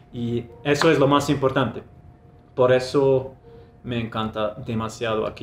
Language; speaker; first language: Spanish; non-native, fluent; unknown